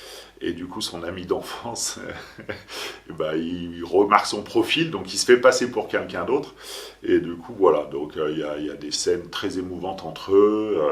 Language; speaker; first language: French; native; French